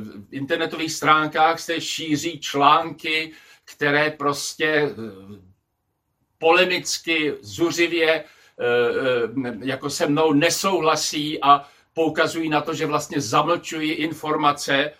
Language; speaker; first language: Czech; native; Czech